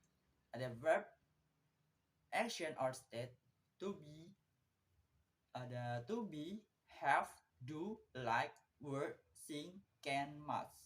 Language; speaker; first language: English; non-native, learner; Indonesian